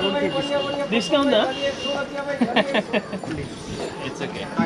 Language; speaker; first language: English; non-native, local second language; Filipino